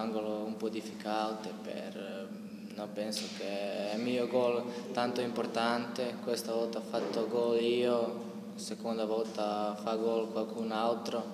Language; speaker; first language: Italian; non-native, learner; Croatian